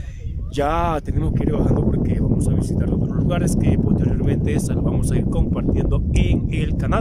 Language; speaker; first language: Spanish; native; Spanish